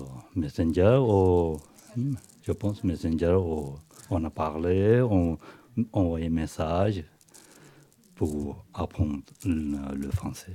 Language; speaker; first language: French; non-native, learner; Tibetan